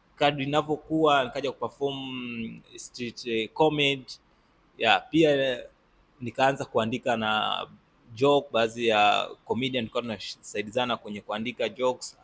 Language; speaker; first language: Swahili; native; Swahili